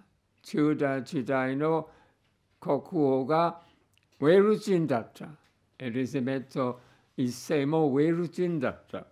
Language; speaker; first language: Japanese; non-native, fluent; English